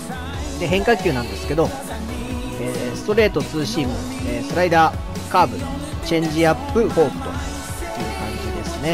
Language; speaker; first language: Japanese; native; Japanese